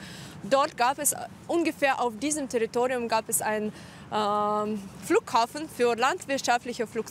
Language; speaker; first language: German; non-native, fluent; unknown